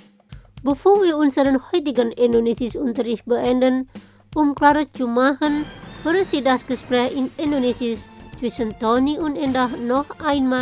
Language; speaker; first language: German; non-native, fluent; Indonesian